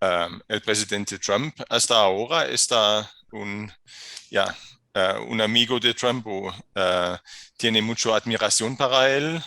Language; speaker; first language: Spanish; non-native, fluent; German